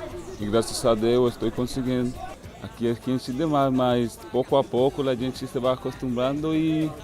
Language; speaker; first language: Portuguese; non-native, fluent; Spanish